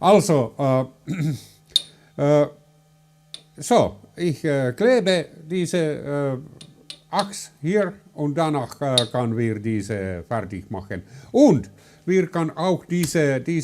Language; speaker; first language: German; non-native, learner; Finnish